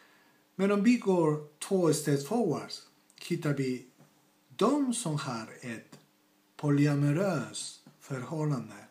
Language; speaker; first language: Swedish; non-native, fluent; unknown